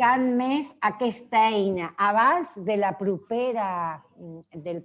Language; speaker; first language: Catalan; non-native, learner; Spanish